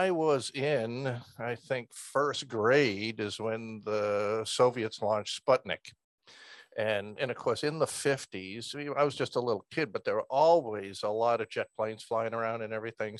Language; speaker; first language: English; native; English